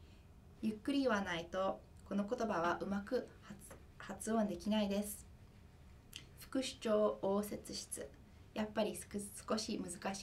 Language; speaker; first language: Japanese; non-native, fluent; English